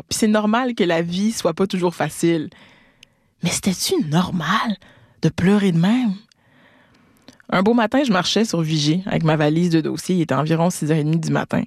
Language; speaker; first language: French; native; French